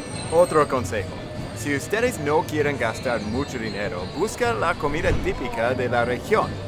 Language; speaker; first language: Spanish; non-native, fluent; English